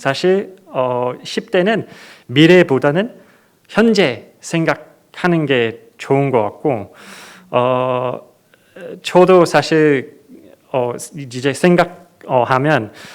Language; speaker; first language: Korean; non-native, fluent; English